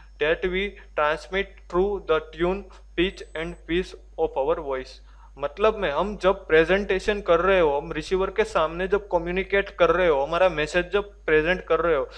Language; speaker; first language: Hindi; non-native, local second language; Gujarati